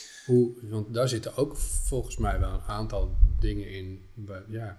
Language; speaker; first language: Dutch; native; Dutch